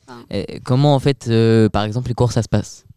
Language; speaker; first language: French; native; French